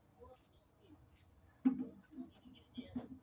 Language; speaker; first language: Hindi; non-native, learner; Indonesian